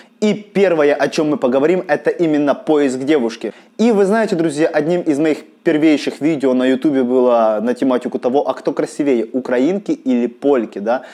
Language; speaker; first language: Russian; native; Russian